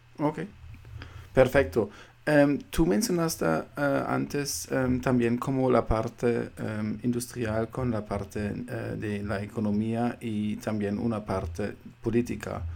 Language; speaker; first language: Spanish; non-native, fluent; German